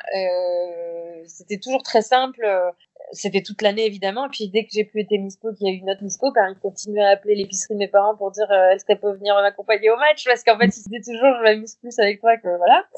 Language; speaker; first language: French; native; French